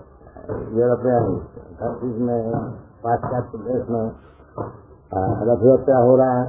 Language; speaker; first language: Hindi; non-native, local second language; Bangla